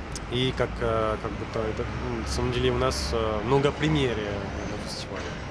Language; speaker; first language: Russian; non-native, fluent; French